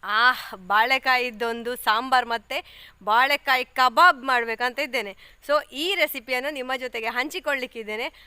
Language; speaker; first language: Kannada; native; Kannada